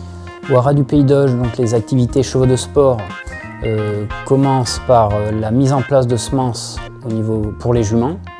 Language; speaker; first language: French; native; French